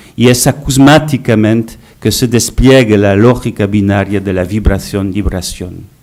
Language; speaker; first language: Spanish; non-native, fluent; French